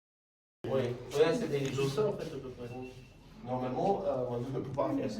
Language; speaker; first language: French; non-native, fluent; Arabic